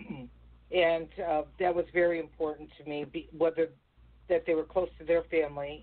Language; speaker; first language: English; native; English